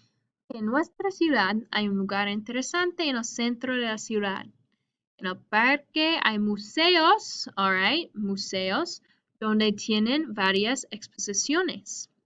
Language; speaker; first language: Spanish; non-native, fluent; English